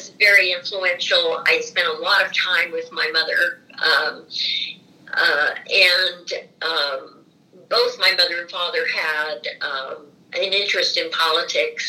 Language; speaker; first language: English; native; English